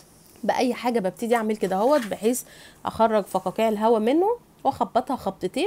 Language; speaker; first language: Arabic; native; Arabic